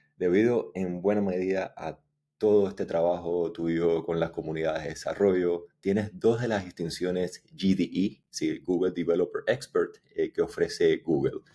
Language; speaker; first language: Spanish; native; Spanish